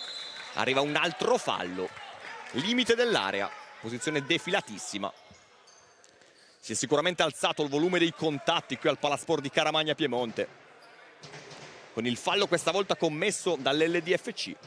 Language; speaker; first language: Italian; native; Italian